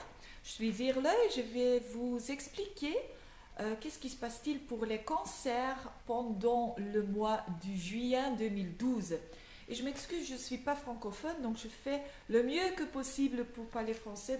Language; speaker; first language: French; non-native, local second language; Dutch